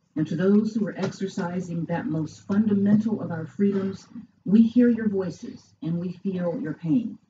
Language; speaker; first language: English; native; English